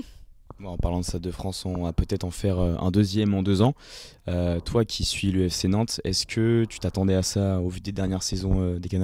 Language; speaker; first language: French; native; French